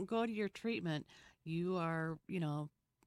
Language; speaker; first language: English; native; English